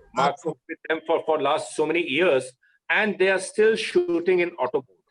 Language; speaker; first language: English; non-native, local second language; Hindi